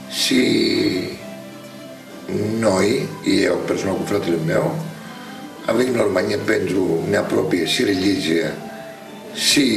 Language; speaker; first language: Romanian; non-native, learner; Greek